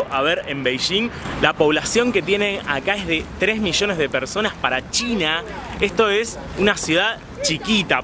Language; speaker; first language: Spanish; native; Spanish